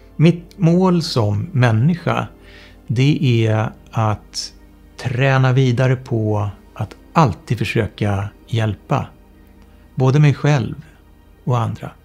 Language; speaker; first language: Swedish; native; Swedish